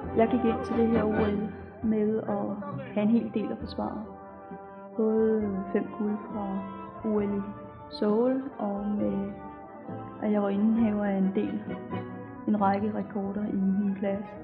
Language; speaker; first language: Danish; native; Danish